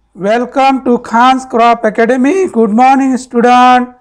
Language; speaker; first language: English; non-native, local second language; Marathi